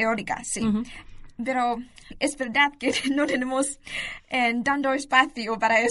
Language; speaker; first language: Spanish; non-native, learner; Chinese